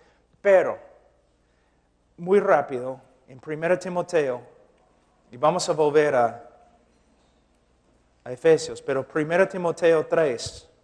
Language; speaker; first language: Spanish; non-native, fluent; English